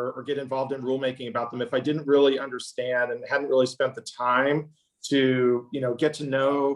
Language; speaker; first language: English; native; English